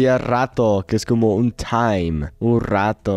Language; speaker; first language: Portuguese; non-native, learner; Spanish